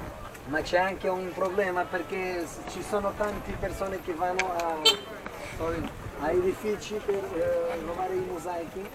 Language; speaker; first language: Italian; non-native, learner; Portuguese